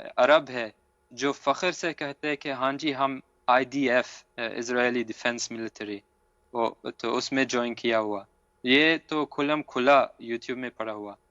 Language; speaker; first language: Urdu; non-native, fluent; Arabic